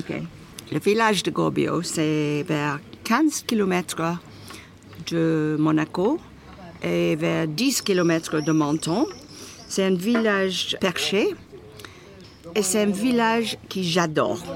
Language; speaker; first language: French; non-native, learner; English